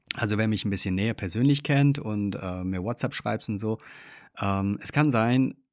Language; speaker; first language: German; non-native, fluent; English